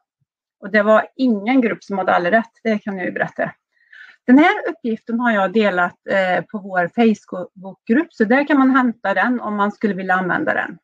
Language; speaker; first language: Swedish; native; Swedish